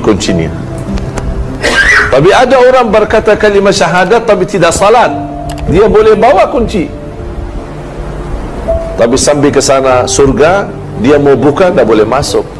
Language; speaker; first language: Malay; non-native, fluent; Arabic